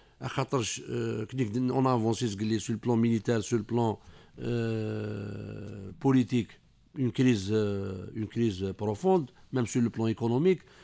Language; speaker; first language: French; non-native, local second language; Kabyle